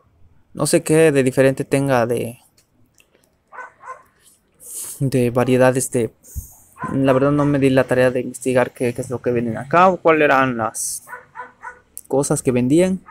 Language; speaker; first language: Spanish; native; Spanish